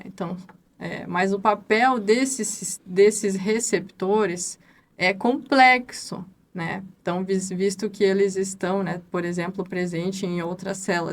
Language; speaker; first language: Portuguese; native; Portuguese